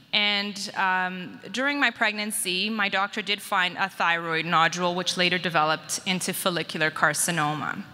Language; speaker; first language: English; native; English